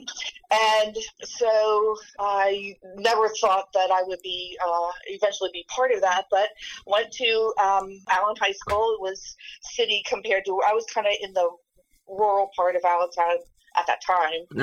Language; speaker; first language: English; native; English